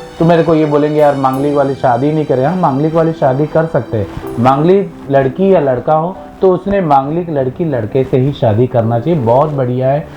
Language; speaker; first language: Hindi; non-native, local second language; Malayalam